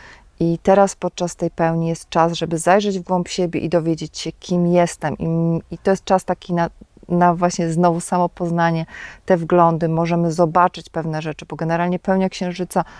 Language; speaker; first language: Polish; native; Polish